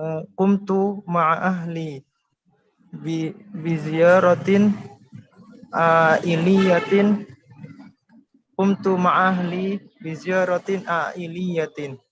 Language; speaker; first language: Arabic; non-native, learner; Indonesian